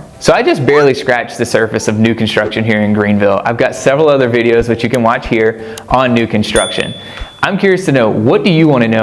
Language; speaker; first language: English; native; English